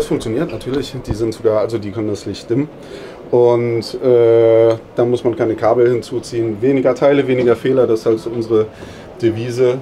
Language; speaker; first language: German; native; German